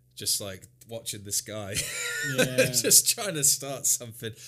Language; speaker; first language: English; native; English